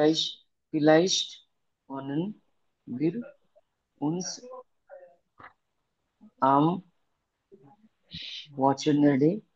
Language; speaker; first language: German; non-native, learner; Marathi